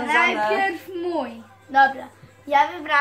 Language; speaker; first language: Polish; early bilingual, heritage; Polish